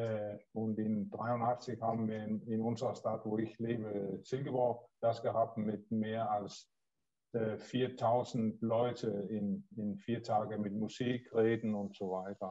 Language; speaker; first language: German; non-native, learner; Danish